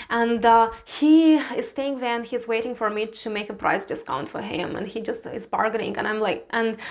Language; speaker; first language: English; non-native, fluent; Romanian